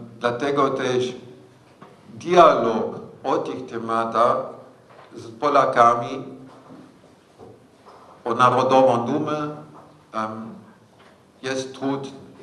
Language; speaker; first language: Polish; non-native, fluent; German